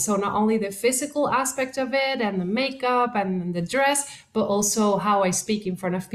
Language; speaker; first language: English; non-native, fluent; Spanish